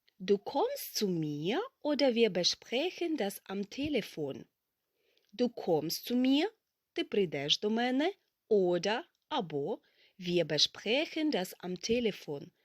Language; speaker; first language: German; non-native, fluent; Ukrainian